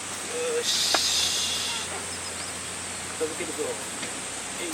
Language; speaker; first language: Japanese; native; Japanese